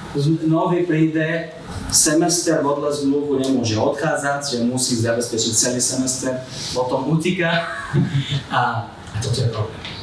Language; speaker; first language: Slovak; non-native, fluent; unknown